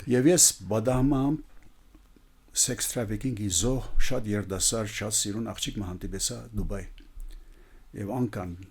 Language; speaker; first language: Armenian; early bilingual, heritage; Armenian